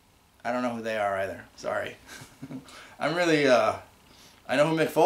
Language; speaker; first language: English; native; English